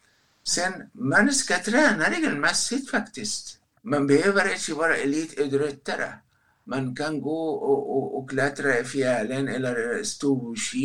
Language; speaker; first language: Swedish; non-native, fluent; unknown